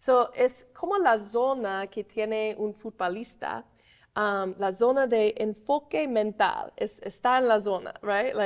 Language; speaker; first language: Spanish; non-native, fluent; English